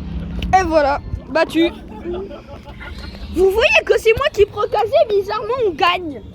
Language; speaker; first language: French; native; French